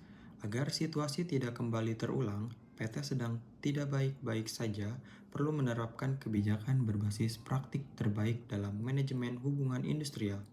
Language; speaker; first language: Indonesian; native; Indonesian